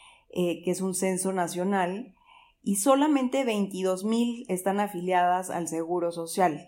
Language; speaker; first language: Spanish; native; Spanish